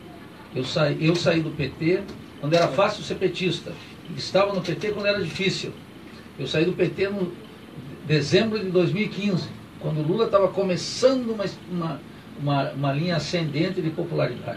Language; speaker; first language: Portuguese; native; Portuguese